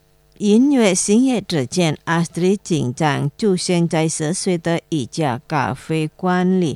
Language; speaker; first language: Chinese; non-native, learner; Indonesian